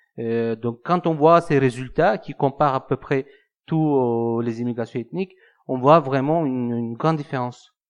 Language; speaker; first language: French; non-native, fluent; Turkish